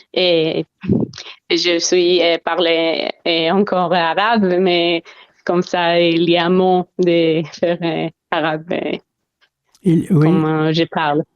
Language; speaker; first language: French; non-native, learner; Hebrew